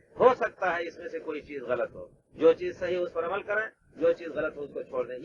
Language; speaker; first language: Urdu; native; Urdu